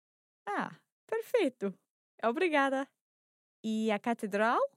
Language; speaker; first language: Portuguese; non-native, learner; English